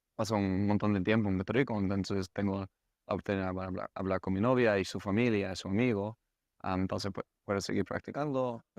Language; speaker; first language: Spanish; non-native, fluent; English